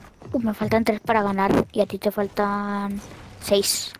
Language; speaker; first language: Spanish; native; Spanish